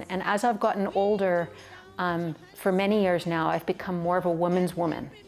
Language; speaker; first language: English; native; English